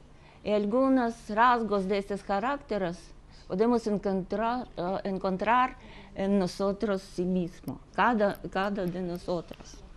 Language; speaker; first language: Spanish; non-native, fluent; Russian